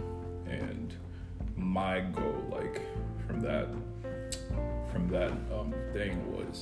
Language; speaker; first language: English; non-native, local second language; Yoruba